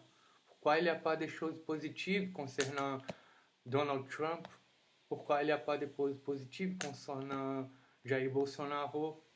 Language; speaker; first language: French; non-native, fluent; Portuguese